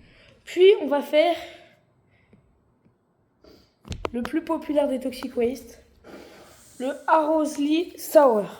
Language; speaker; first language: French; native; French